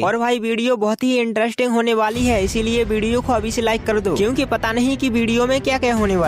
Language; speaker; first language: Hindi; native; Hindi